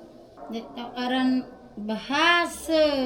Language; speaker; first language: Indonesian; non-native, local second language; Sasak